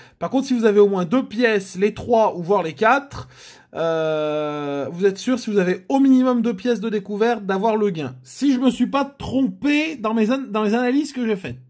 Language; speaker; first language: French; native; French